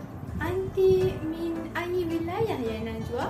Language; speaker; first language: Arabic; non-native, learner; Malay